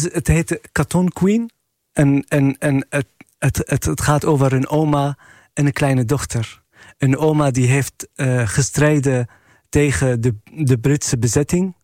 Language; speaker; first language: Dutch; non-native, fluent; Arabic